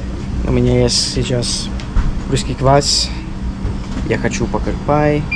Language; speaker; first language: Russian; non-native, learner; English